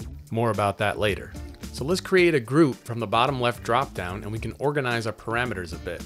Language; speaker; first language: English; native; English